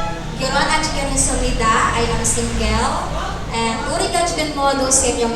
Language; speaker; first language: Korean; non-native, learner; Cebuano